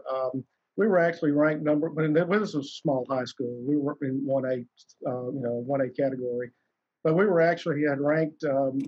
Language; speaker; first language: English; native; English